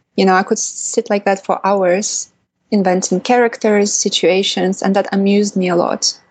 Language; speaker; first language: English; non-native, fluent; Russian